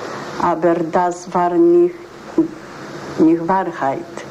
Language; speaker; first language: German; non-native, learner; Polish